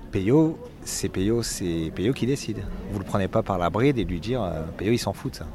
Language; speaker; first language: French; native; French